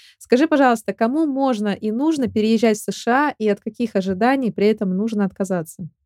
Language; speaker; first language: Russian; native; Russian